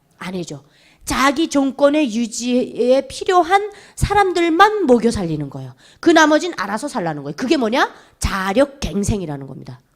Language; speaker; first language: Korean; native; Korean